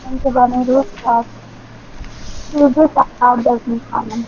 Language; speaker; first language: Persian; non-native, learner; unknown